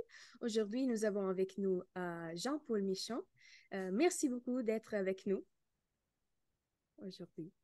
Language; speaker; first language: French; non-native, fluent; Italian